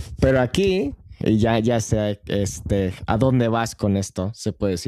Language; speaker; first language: Spanish; non-native, fluent; English